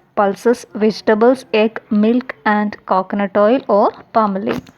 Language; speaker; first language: English; non-native, local second language; Malayalam